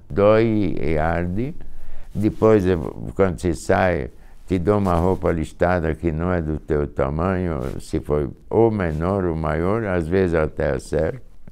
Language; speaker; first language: Portuguese; non-native, fluent; Hungarian